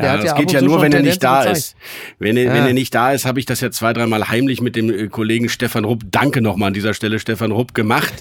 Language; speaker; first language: German; native; German